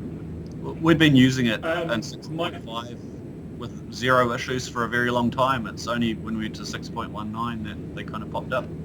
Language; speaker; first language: English; native; English